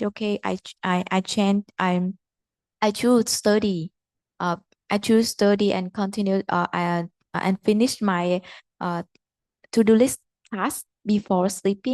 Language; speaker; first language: English; non-native, learner; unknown